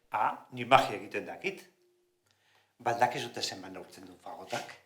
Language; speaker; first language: Basque; native; Basque